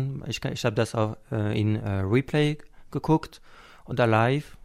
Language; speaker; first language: German; non-native, fluent; French